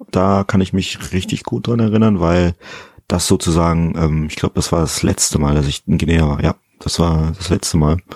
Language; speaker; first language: German; early bilingual, other home language; Fula